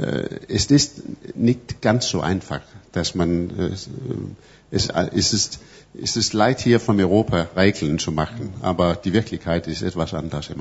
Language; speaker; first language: German; non-native, fluent; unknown